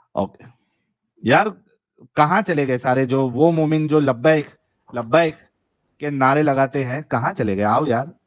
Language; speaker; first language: Hindi; native; Hindi